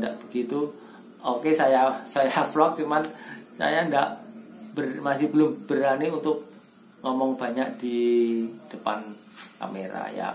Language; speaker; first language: Indonesian; non-native, local second language; Javanese